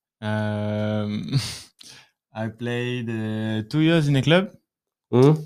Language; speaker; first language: English; non-native, learner; French